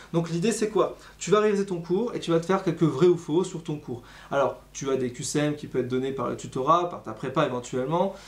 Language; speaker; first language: French; native; French